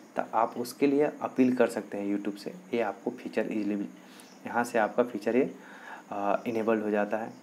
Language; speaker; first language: Hindi; native; Hindi